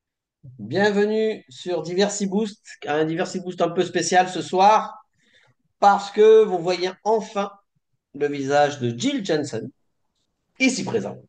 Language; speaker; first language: French; native; French